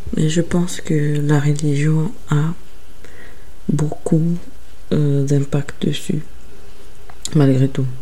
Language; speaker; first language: French; early bilingual, other home language; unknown